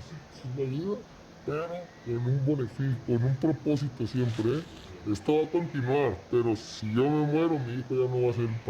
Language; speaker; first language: Spanish; native; Spanish